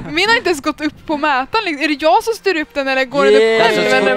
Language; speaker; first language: Swedish; native; Swedish